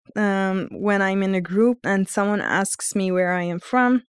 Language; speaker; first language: English; early bilingual, heritage; Armenian